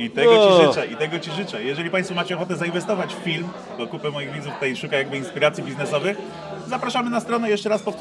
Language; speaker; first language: Polish; native; Polish